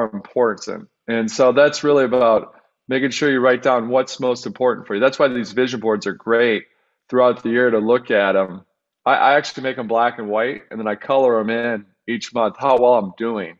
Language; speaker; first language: English; native; English